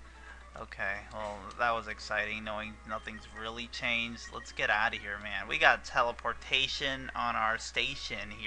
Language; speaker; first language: English; native; English